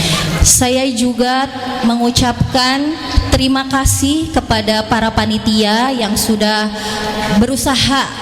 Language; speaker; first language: Indonesian; native; Indonesian